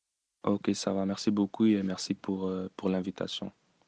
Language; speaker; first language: French; early bilingual, other home language; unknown